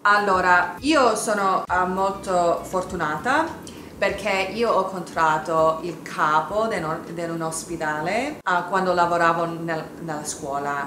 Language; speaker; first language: Italian; early bilingual, heritage; Italian